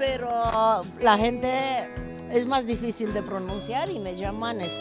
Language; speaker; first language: Spanish; non-native, fluent; Romanian